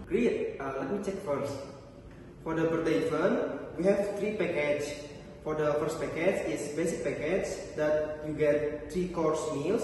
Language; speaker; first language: English; non-native, learner; Indonesian